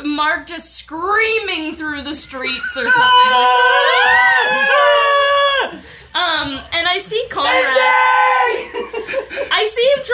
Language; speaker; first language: English; native; English